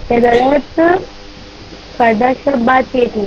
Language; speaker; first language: Persian; non-native, learner; Urdu